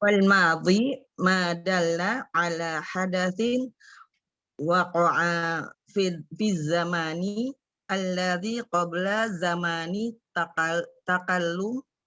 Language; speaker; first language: Arabic; non-native, learner; Indonesian